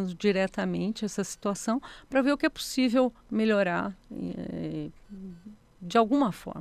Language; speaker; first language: Portuguese; native; Portuguese